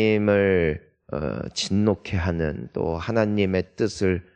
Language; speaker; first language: Korean; native; Korean